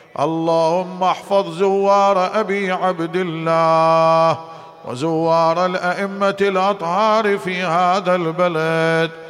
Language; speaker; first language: Arabic; native; Arabic